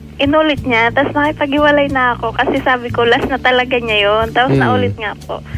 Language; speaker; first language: Filipino; non-native, local second language; Masbatenyo